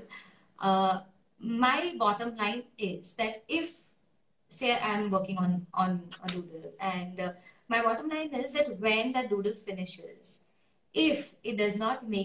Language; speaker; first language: English; non-native, local second language; Hindi